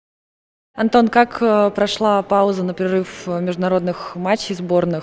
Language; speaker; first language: Russian; native; Russian